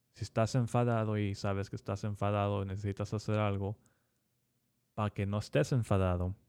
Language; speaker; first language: Spanish; early bilingual, heritage; Spanish